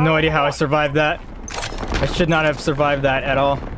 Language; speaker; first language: English; native; English